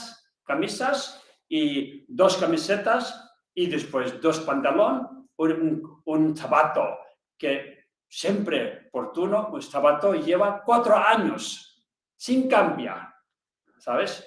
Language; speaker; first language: Spanish; non-native, learner; Tibetan